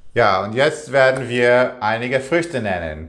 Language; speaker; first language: German; non-native, learner; English